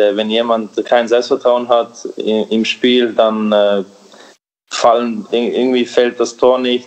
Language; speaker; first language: German; early bilingual, other home language; Serbian